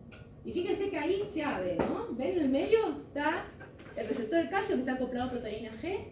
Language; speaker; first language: Spanish; native; Spanish